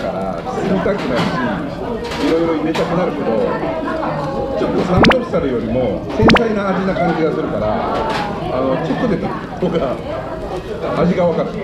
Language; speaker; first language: Japanese; native; Japanese